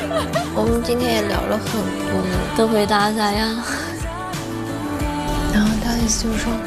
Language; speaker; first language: Chinese; native; Chinese